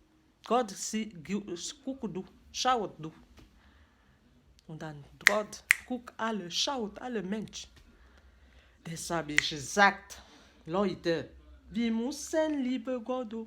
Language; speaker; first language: German; non-native, learner; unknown